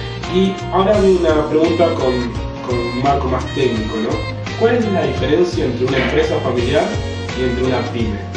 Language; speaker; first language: Spanish; native; Spanish